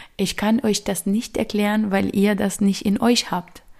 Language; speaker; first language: German; early bilingual, other home language; Ukrainian